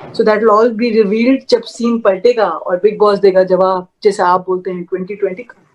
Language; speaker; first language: Hindi; native; Hindi